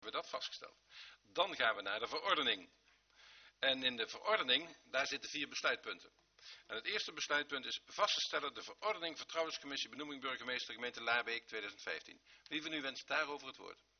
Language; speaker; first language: Dutch; native; Dutch